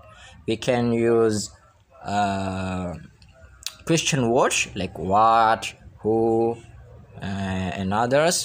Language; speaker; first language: English; non-native, learner; Indonesian